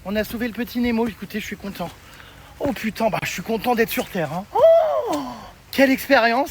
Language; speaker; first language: French; native; French